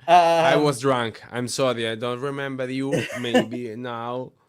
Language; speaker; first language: English; non-native, learner; Italian